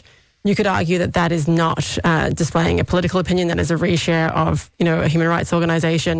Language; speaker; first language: English; native; English